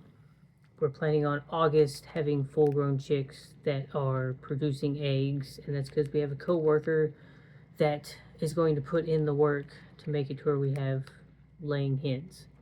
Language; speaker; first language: English; native; English